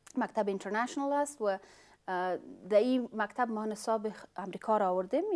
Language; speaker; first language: Persian; non-native, fluent; Pashto